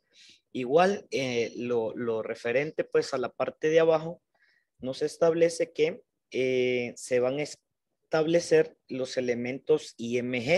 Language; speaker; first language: Spanish; native; Spanish